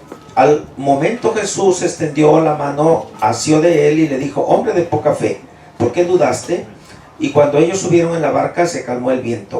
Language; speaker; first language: Spanish; native; Spanish